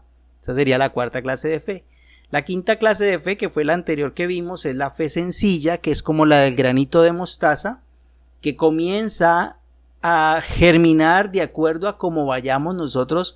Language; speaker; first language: Spanish; native; Spanish